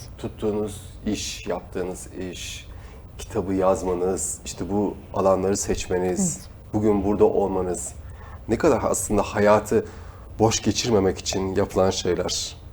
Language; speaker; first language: Turkish; native; Turkish